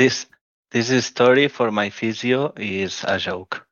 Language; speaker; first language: English; non-native, learner; Spanish